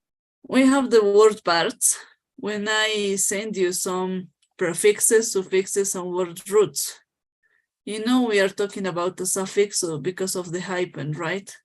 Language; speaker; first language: English; non-native, fluent; Spanish